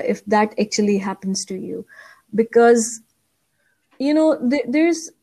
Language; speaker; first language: English; non-native, local second language; Urdu